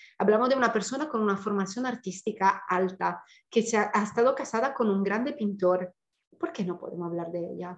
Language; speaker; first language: Spanish; non-native, fluent; Italian